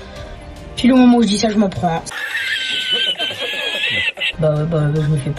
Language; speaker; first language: French; native; French